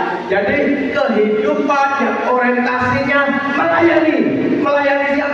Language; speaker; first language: Indonesian; native; Indonesian